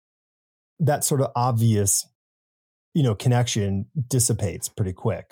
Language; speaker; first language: English; native; English